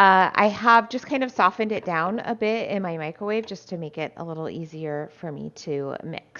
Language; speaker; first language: English; native; English